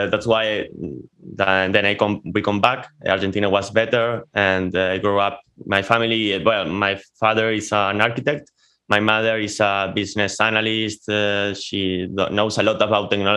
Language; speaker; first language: English; non-native, fluent; Spanish